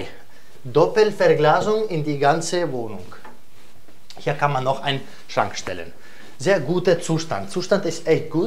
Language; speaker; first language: German; non-native, fluent; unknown